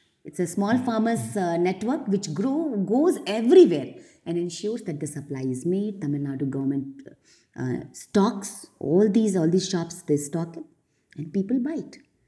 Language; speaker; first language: English; non-native, local second language; Hindi